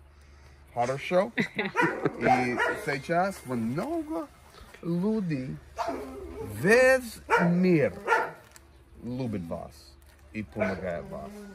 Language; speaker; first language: Ukrainian; non-native, learner; English